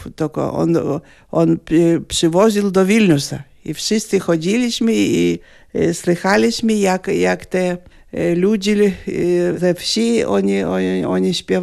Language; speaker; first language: Polish; non-native, fluent; Lithuanian